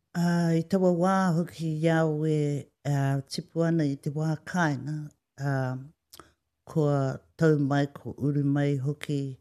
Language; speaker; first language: Māori; native; Māori